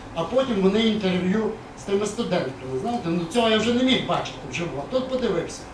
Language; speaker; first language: Ukrainian; native; Ukrainian